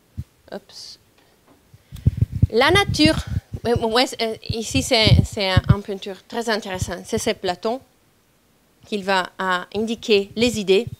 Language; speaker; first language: French; non-native, fluent; Italian